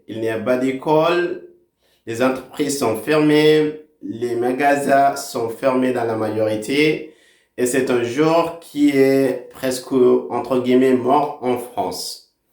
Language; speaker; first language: French; non-native, fluent; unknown